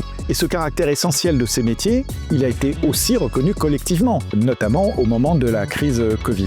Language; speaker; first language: French; native; French